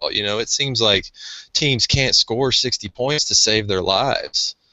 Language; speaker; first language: English; native; English